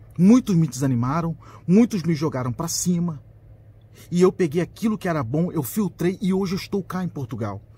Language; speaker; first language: Portuguese; native; Portuguese